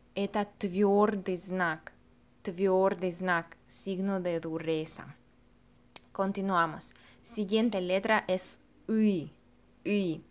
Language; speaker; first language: Spanish; non-native, fluent; Russian